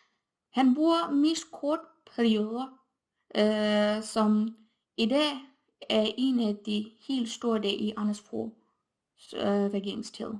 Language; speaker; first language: Danish; non-native, fluent; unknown